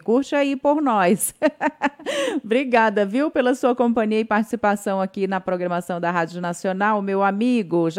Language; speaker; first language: Portuguese; native; Portuguese